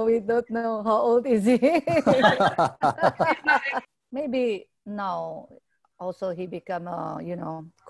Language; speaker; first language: English; non-native, learner; Indonesian